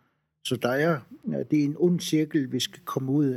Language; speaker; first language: Danish; non-native, local second language; Kalaallisut